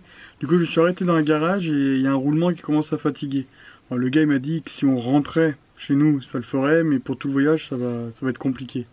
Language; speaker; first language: French; native; French